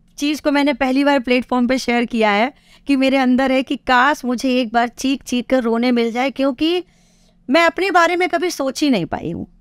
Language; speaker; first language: Hindi; native; Hindi